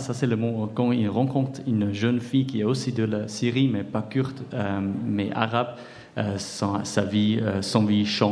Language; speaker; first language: French; non-native, fluent; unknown